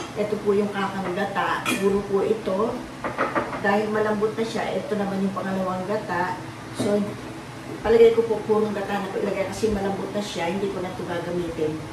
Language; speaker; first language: Filipino; native; Filipino